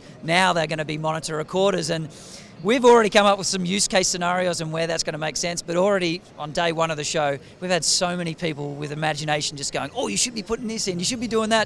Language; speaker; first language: English; native; English